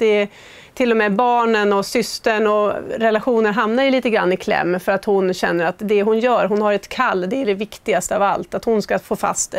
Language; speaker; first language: Swedish; native; Swedish